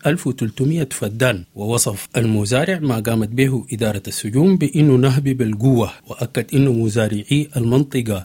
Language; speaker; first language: Arabic; native; Arabic